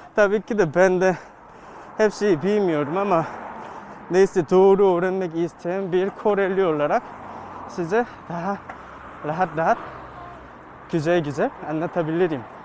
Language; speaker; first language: Turkish; non-native, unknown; Korean